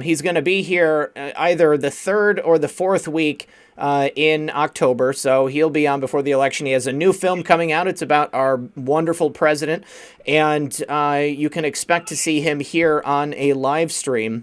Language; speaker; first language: English; native; English